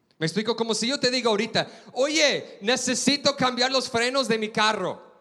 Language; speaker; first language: Spanish; non-native, fluent; English